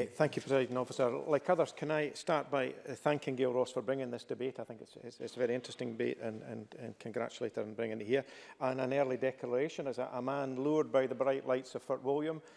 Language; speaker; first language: English; native; English